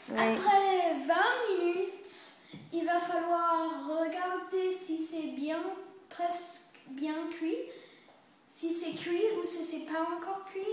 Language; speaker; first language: French; early bilingual, other home language; English